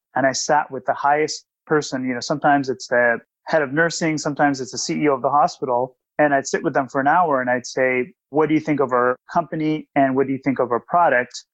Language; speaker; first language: English; native; English